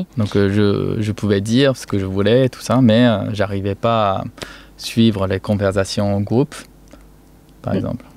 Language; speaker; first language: French; non-native, fluent; Japanese